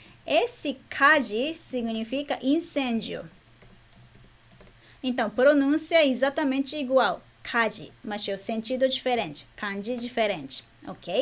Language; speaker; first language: Portuguese; non-native, fluent; Japanese